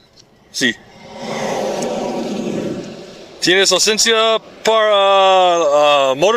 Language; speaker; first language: Spanish; non-native, learner; English